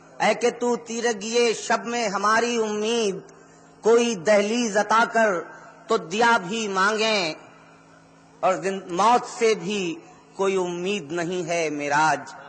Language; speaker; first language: Urdu; native; Urdu